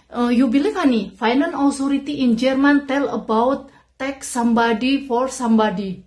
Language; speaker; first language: English; non-native, learner; Indonesian